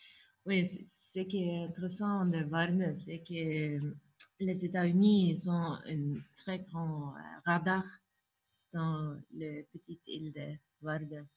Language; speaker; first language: French; non-native, fluent; Norwegian